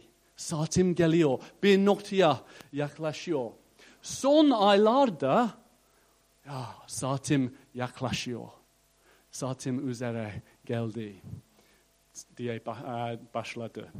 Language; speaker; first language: Turkish; non-native, fluent; English